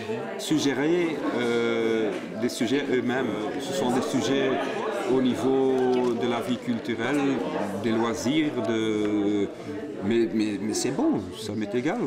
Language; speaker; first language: French; non-native, local second language; Dutch